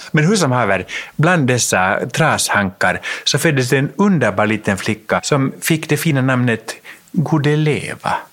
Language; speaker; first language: Swedish; native; Swedish